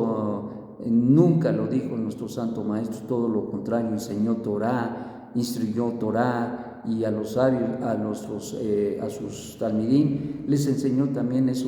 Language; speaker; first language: Spanish; native; Spanish